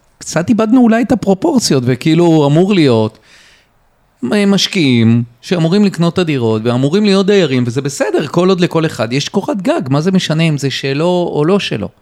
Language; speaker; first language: Hebrew; native; Hebrew